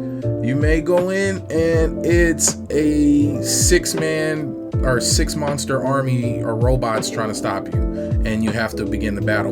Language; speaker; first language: English; native; English